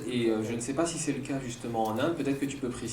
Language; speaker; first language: French; native; French